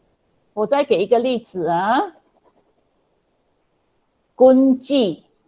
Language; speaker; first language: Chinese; native; Chinese